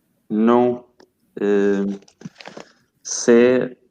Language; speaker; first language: French; non-native, learner; Portuguese